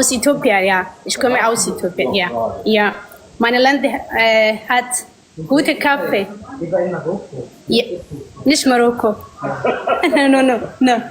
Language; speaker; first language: German; non-native, learner; Oromo